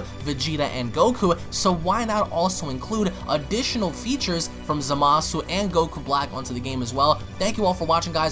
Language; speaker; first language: English; native; English